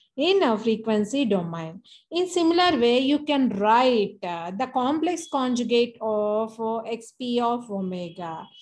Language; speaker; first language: English; non-native, local second language; Telugu